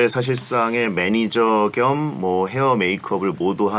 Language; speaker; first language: Korean; native; Korean